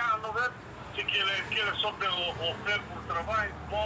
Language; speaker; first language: French; non-native, learner; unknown